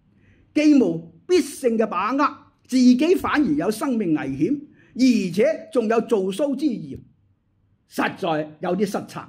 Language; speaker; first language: Chinese; native; Chinese